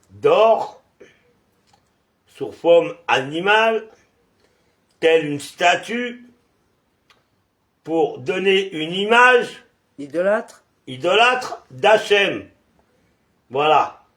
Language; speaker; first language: French; native; French